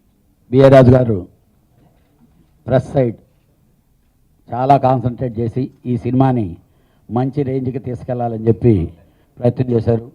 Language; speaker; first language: Telugu; native; Telugu